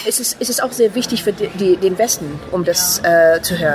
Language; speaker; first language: German; non-native, fluent; Persian